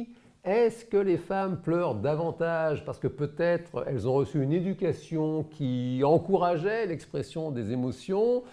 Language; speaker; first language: French; native; French